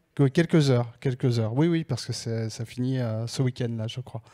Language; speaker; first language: French; native; French